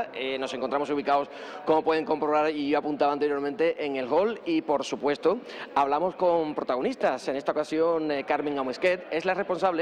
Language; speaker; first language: Spanish; native; Spanish